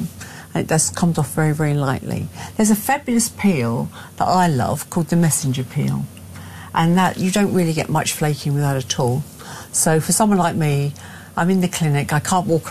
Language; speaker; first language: English; native; English